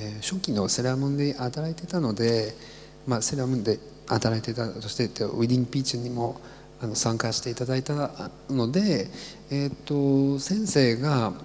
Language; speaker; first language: Japanese; non-native, learner; French